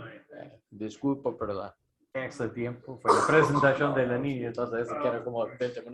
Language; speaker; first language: Spanish; non-native, learner; English